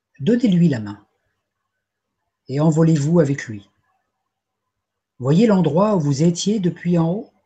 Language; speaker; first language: French; native; French